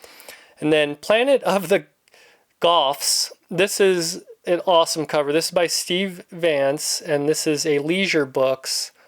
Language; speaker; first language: English; native; English